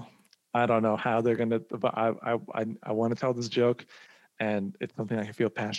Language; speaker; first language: English; early bilingual, other home language; Somali